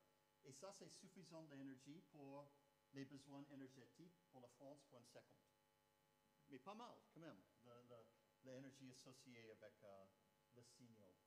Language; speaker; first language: French; non-native, fluent; English